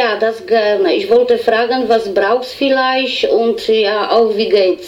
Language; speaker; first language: German; non-native, learner; Polish